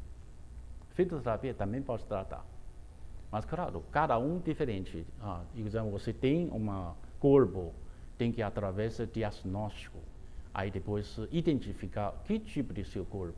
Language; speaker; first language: Portuguese; non-native, fluent; Chinese